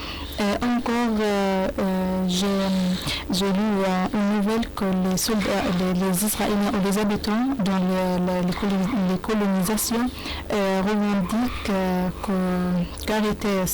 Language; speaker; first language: French; non-native, learner; Arabic